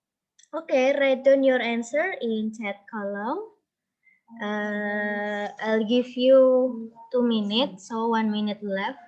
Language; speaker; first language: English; non-native, learner; Indonesian